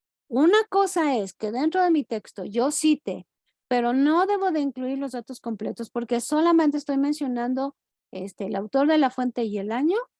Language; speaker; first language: Spanish; native; Spanish